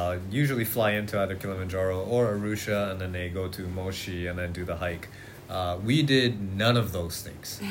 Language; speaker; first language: English; native; English